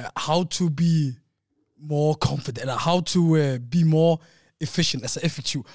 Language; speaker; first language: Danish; native; Danish